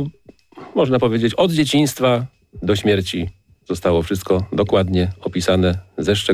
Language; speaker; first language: Polish; native; Polish